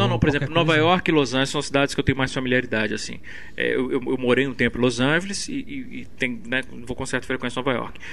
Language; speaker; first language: Portuguese; native; Portuguese